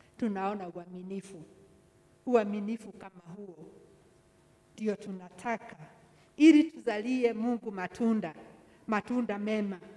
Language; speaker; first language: Swahili; non-native, local second language; Kikuyu